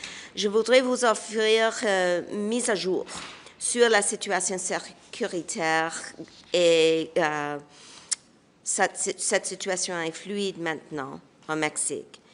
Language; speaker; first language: French; non-native, local second language; English